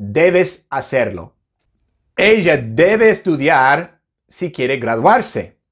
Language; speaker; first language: Spanish; non-native, fluent; English